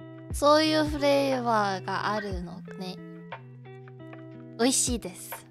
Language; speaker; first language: Japanese; non-native, learner; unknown